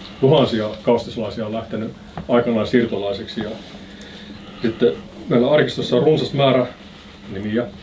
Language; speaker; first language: Finnish; native; Finnish